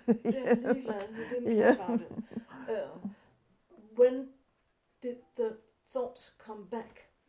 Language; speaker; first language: English; non-native, fluent; Danish